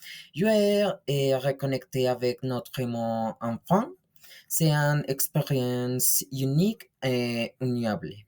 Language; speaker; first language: French; non-native, learner; Spanish